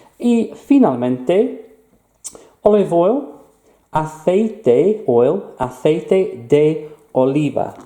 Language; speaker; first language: Spanish; non-native, fluent; English